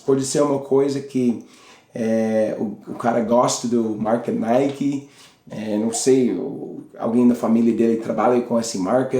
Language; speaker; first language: Portuguese; non-native, learner; English